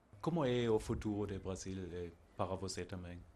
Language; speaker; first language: Portuguese; non-native, fluent; German